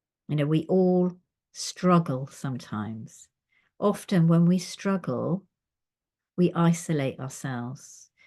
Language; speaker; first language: English; native; English